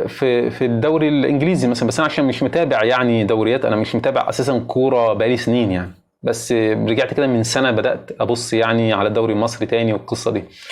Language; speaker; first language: Arabic; native; Arabic